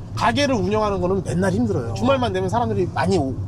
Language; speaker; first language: Korean; native; Korean